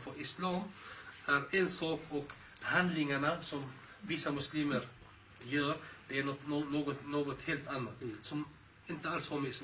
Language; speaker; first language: Swedish; early bilingual, other home language; Arabic